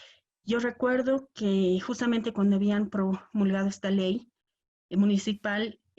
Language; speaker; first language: Spanish; native; Spanish